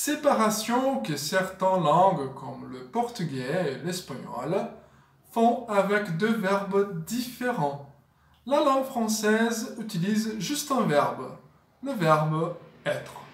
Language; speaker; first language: French; non-native, fluent; Portuguese